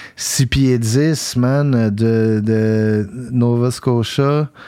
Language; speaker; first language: French; native; French